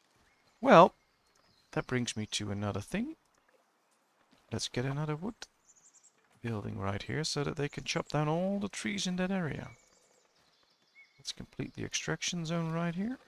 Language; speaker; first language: English; non-native, fluent; Dutch